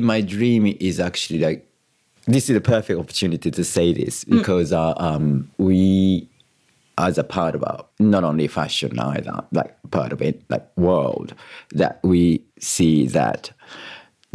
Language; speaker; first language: English; non-native, fluent; Japanese